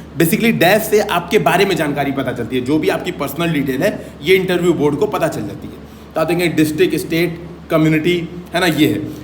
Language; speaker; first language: Hindi; native; Hindi